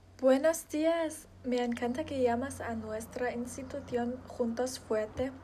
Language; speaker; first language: Spanish; non-native, learner; German